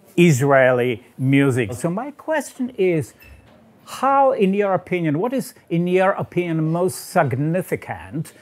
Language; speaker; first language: English; non-native, fluent; Polish